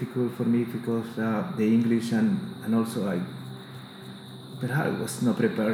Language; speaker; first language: English; non-native, fluent; Spanish